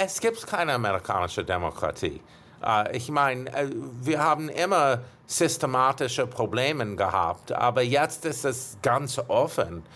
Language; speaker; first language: German; non-native, fluent; English